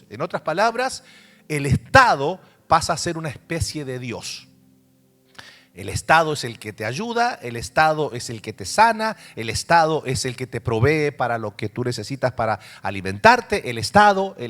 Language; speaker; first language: Spanish; native; Spanish